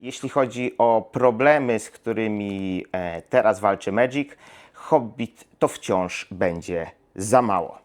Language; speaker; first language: Polish; native; Polish